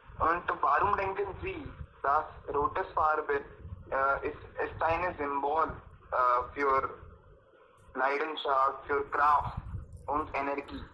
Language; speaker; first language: German; non-native, learner; Hindi